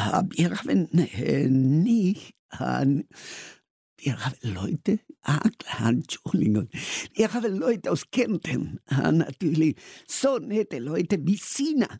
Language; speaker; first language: German; non-native, learner; Spanish